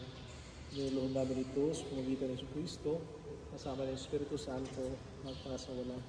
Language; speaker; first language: Filipino; native; Filipino